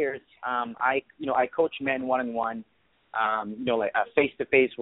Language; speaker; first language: English; non-native, fluent; Arabic